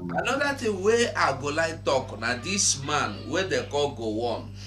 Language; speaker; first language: Nigerian Pidgin; non-native, local second language; Igbo